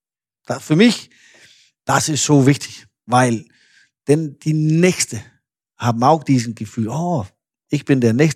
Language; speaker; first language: German; non-native, fluent; Danish